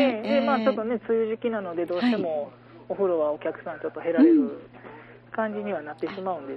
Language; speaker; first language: Japanese; native; Japanese